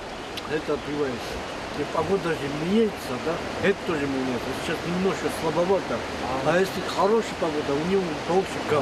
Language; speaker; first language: Russian; non-native, fluent; Georgian